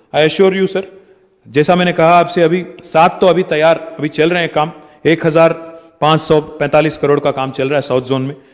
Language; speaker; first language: Hindi; non-native, local second language; Telugu